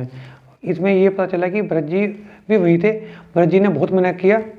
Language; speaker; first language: Hindi; native; Hindi